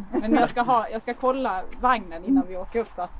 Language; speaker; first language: Swedish; native; Swedish